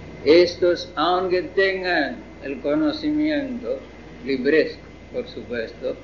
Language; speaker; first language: Spanish; non-native, fluent; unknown